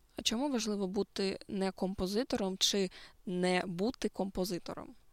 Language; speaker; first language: Ukrainian; native; Ukrainian